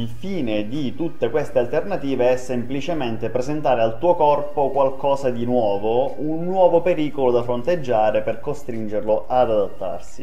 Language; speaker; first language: Italian; native; Italian